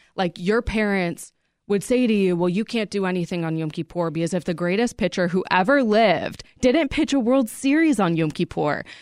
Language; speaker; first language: English; native; English